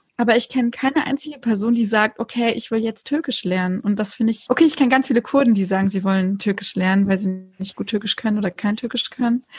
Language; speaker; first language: German; early bilingual, other home language; Turkish